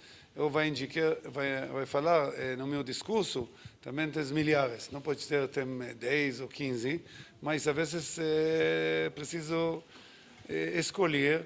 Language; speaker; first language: Portuguese; non-native, fluent; Hebrew